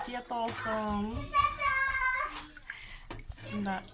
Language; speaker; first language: Turkish; non-native, fluent; Kazakh